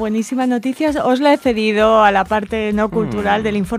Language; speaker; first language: Spanish; native; Spanish